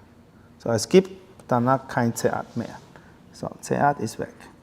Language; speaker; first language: German; non-native, learner; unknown